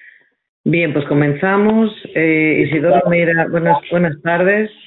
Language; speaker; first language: Spanish; native; Spanish